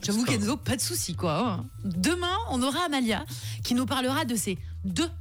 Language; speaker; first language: French; native; French